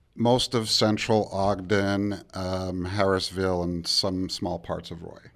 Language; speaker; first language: English; early bilingual, other home language; Spanish